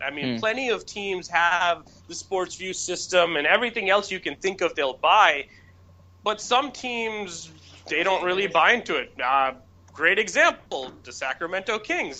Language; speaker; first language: English; native; English